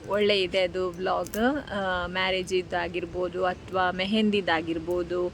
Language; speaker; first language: Kannada; non-native, local second language; Tulu